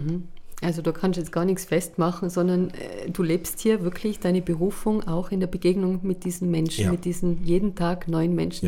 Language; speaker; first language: German; native; German